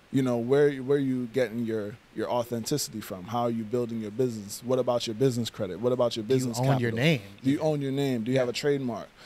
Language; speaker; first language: English; native; English